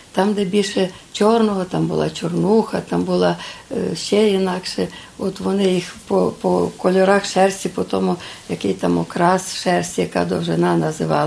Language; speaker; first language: Ukrainian; native; Ukrainian